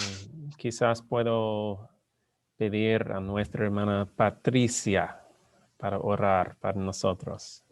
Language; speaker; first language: Spanish; non-native, learner; English